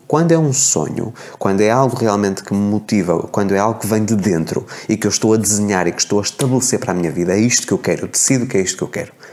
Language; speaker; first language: Portuguese; native; Portuguese